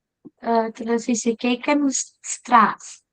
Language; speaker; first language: Dutch; non-native, learner; Indonesian